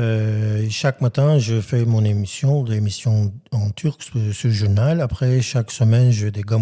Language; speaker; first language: French; non-native, learner; Armenian